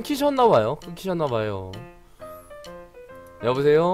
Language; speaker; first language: Korean; native; Korean